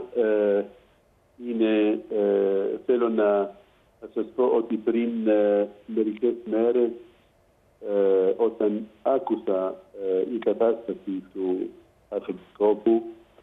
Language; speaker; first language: Greek; non-native, fluent; Arabic